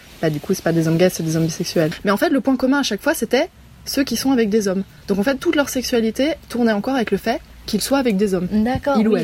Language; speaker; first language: French; native; French